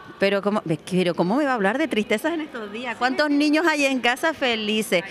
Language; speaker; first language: Spanish; native; Spanish